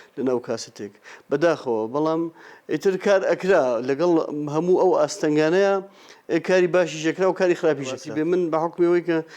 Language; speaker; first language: Central Kurdish; non-native, local second language; Gurani